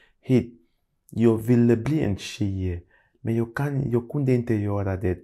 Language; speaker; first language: Swedish; non-native, learner; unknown